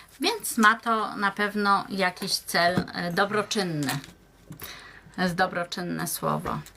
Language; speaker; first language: Polish; native; Polish